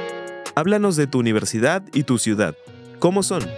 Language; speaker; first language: Spanish; native; Spanish